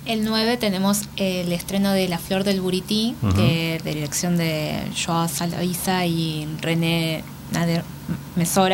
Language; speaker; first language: Spanish; native; Spanish